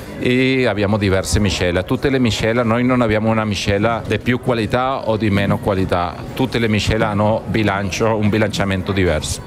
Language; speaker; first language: Italian; non-native, fluent; Spanish